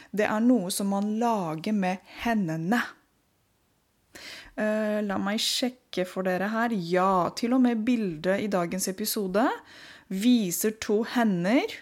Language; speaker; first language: Norwegian; non-native, fluent; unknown